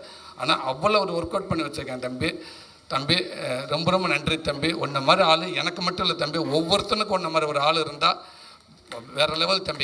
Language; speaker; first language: Tamil; native; Tamil